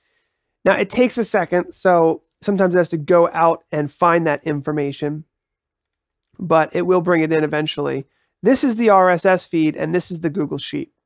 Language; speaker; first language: English; native; English